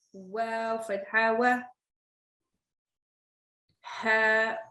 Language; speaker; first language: Arabic; non-native, learner; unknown